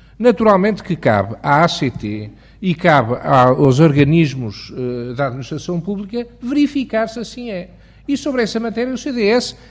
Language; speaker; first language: Portuguese; native; Portuguese